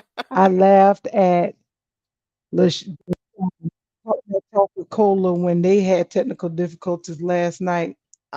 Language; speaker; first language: English; native; English